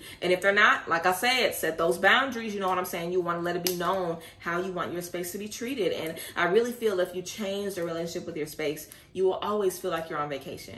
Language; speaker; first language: English; native; English